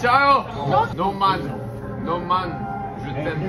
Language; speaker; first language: Korean; non-native, learner; French